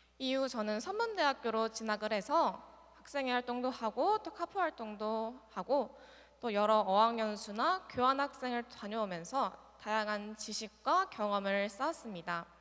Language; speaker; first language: Korean; native; Korean